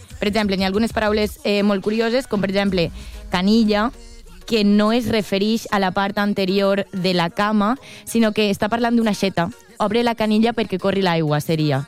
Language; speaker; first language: Catalan; native; Catalan